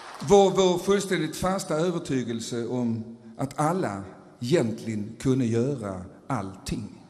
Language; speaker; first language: Swedish; native; Swedish